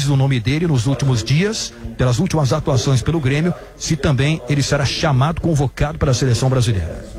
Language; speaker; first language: Portuguese; native; Portuguese